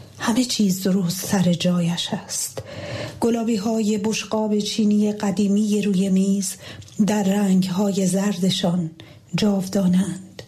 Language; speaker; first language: Persian; native; Persian